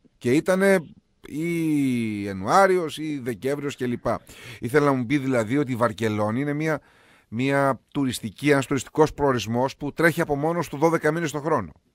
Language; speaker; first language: Greek; native; Greek